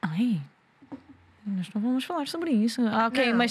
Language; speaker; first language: Portuguese; non-native, learner; English